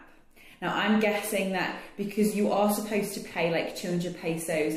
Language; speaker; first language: English; native; English